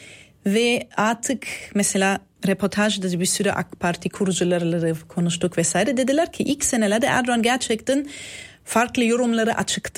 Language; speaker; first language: Turkish; non-native, fluent; German